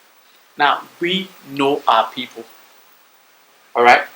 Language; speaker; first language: English; non-native, local second language; Bini